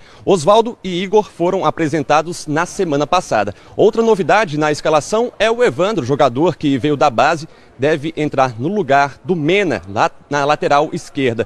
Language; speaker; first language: Portuguese; native; Portuguese